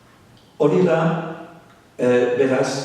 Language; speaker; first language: Basque; non-native, fluent; English